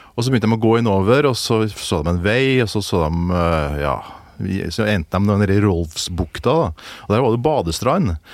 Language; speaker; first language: Norwegian; native; Norwegian